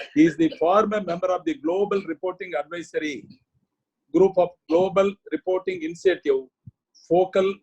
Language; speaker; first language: English; non-native, local second language; Tamil